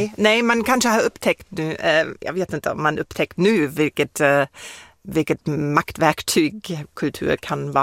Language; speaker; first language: Swedish; non-native, fluent; German